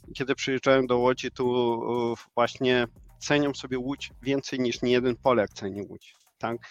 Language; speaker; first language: Polish; non-native, fluent; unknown